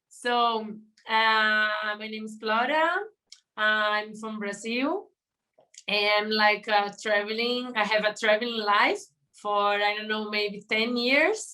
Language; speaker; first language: English; non-native, learner; Portuguese